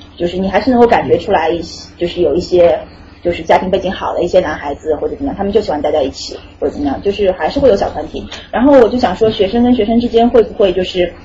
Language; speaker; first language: Chinese; native; Chinese